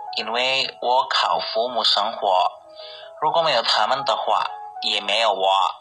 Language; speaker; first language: Chinese; non-native, learner; Indonesian